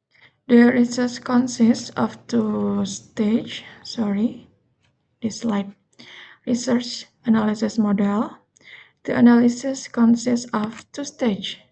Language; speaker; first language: English; non-native, learner; Indonesian